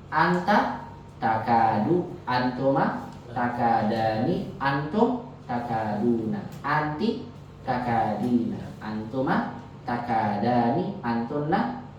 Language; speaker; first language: Arabic; non-native, fluent; Indonesian